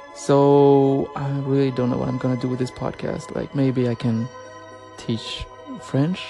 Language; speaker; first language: English; non-native, fluent; French